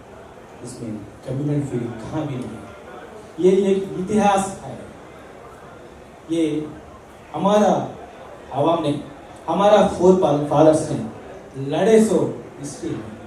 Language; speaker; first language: Hindi; non-native, local second language; Telugu